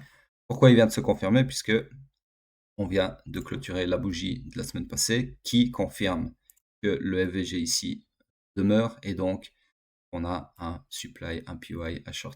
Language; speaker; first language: French; native; French